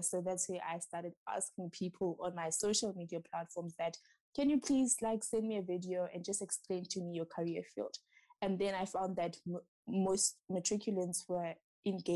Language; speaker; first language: English; non-native, local second language; Southern Sotho